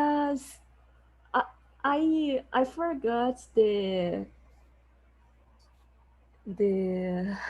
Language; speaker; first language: English; non-native, learner; Portuguese